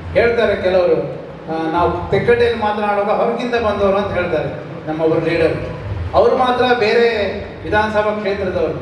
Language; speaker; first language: Kannada; native; Kannada